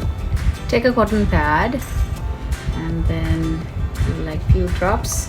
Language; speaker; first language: English; non-native, local second language; Tamil